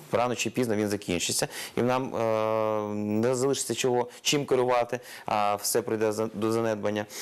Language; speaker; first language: Ukrainian; non-native, local second language; Russian